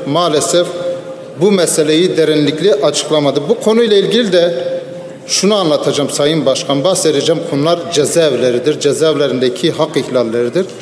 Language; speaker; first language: Turkish; non-native, local second language; Kurdish